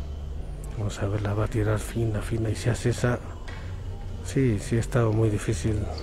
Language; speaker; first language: Spanish; native; Spanish